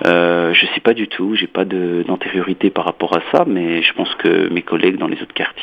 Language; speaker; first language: French; native; French